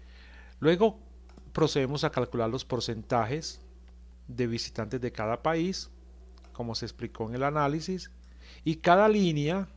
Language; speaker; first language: Spanish; native; Spanish